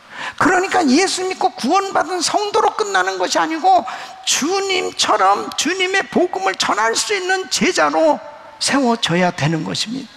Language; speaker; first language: Korean; native; Korean